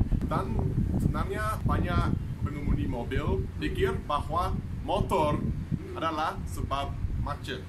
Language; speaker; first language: Indonesian; non-native, fluent; English